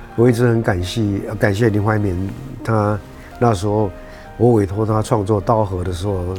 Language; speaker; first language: Chinese; native; Chinese